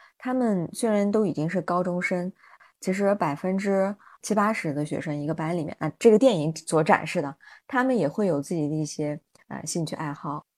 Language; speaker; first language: Chinese; non-native, local second language; Uyghur